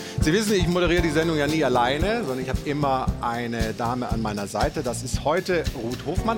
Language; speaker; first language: German; native; German